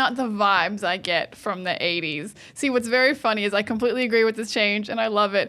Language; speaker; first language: English; native; English